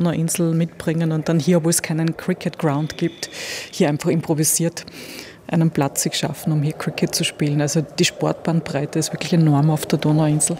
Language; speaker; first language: German; native; German